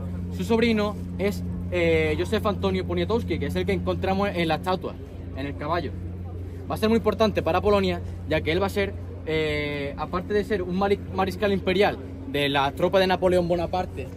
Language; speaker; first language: Spanish; native; Spanish